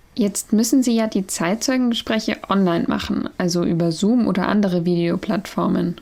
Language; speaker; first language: German; native; German